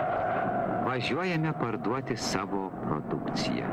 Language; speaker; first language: Lithuanian; native; Lithuanian